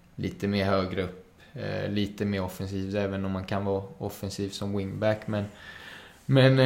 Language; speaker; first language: Swedish; early bilingual, other home language; Spanish